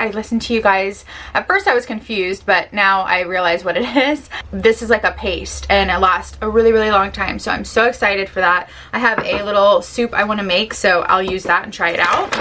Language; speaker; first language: English; native; English